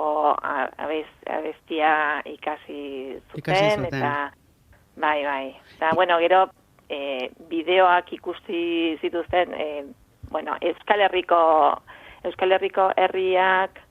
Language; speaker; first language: Basque; non-native, fluent; Spanish